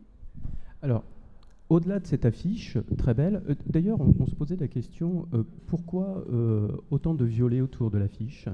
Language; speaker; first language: French; native; French